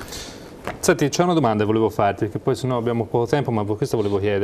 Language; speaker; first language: Italian; native; Italian